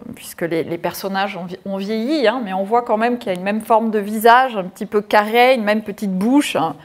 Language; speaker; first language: French; native; French